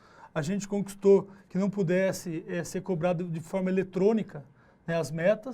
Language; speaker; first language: Portuguese; native; Portuguese